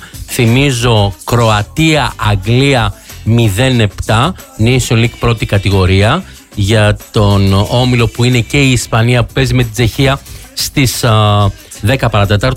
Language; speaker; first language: Greek; native; Greek